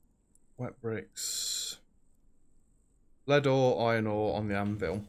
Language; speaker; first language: English; native; English